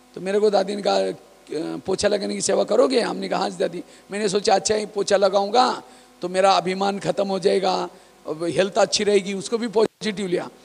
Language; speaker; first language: Hindi; non-native, local second language; Marathi